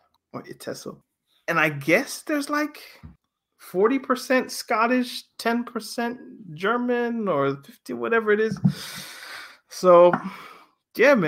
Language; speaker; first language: English; native; English